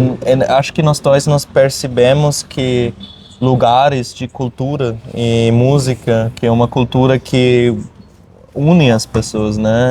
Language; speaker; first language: Portuguese; non-native, fluent; German